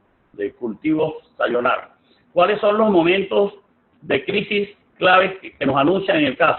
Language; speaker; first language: Spanish; native; Spanish